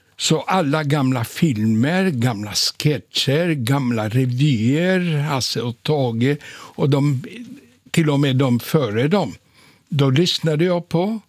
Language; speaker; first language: Swedish; non-native, fluent; Polish